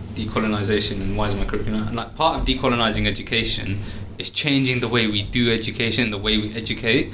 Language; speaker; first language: English; native; English